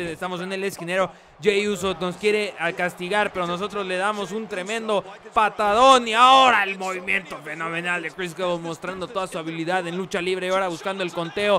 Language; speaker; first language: Spanish; native; Spanish